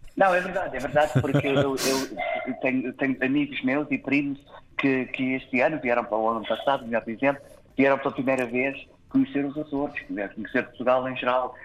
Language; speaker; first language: Portuguese; early bilingual, heritage; Portuguese